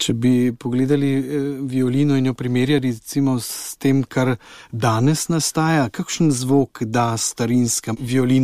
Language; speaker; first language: Slovenian; native; Slovenian